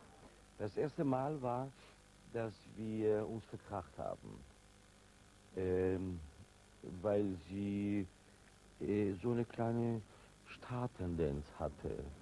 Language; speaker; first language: German; non-native, fluent; Italian